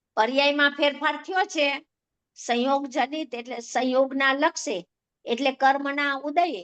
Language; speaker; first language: Hindi; non-native, local second language; Gujarati